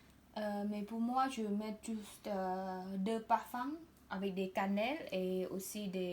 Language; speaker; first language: French; non-native, learner; Khmer